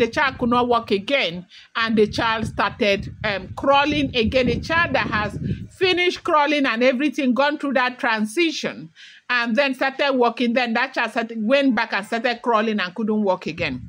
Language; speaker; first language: English; non-native, local second language; Yoruba